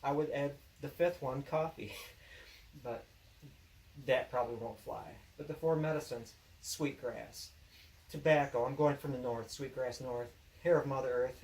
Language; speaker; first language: English; native; English